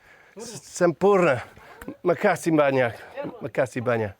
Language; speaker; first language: Indonesian; non-native, learner; English